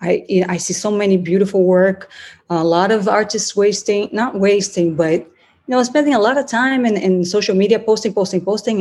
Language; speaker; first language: English; non-native, fluent; Portuguese